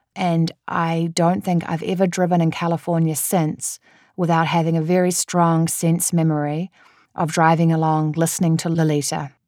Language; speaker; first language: English; native; English